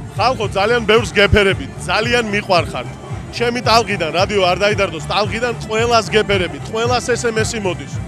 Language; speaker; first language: Georgian; native; Georgian